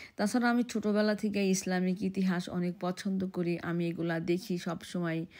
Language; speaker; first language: Bangla; early bilingual, heritage; Bangla